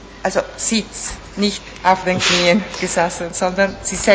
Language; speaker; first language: German; non-native, local second language; Italian